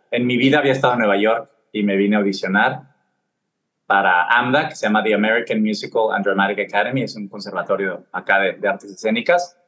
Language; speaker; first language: Spanish; native; Spanish